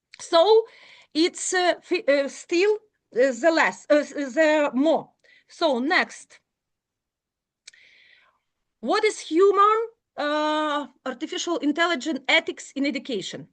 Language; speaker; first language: English; non-native, learner; Ukrainian